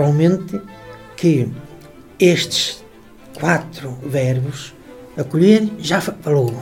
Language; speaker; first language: Portuguese; native; Portuguese